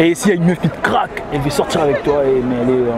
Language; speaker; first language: French; native; French